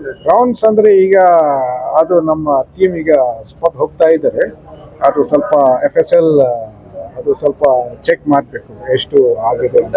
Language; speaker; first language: Kannada; non-native, local second language; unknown